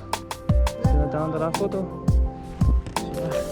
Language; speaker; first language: French; non-native, fluent; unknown